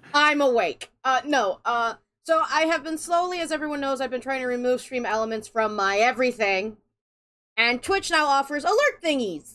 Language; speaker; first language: English; native; English